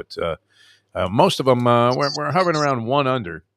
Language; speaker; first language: English; native; English